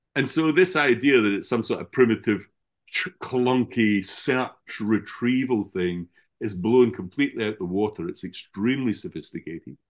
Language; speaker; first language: English; native; English